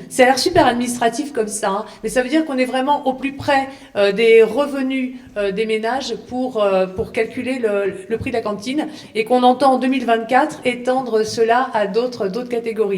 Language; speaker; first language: French; native; French